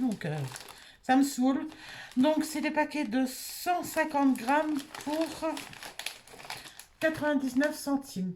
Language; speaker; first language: French; native; French